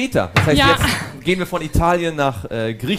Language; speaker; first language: German; native; German